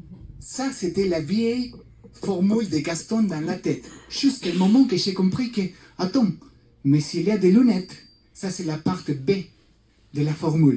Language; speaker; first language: French; non-native, fluent; Spanish